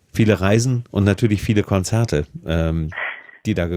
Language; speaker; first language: German; native; German